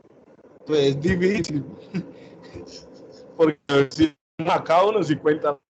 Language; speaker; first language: Spanish; native; Spanish